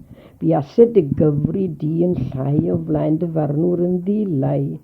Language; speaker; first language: Welsh; native; Welsh